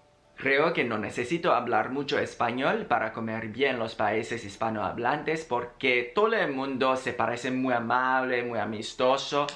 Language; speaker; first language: Spanish; non-native, learner; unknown